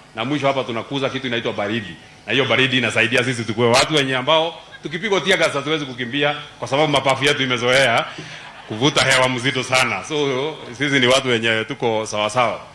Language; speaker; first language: Swahili; non-native, local second language; Kikuyu